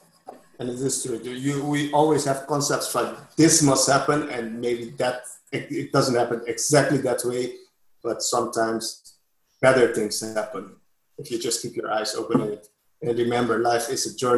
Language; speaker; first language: English; non-native, fluent; Papiamento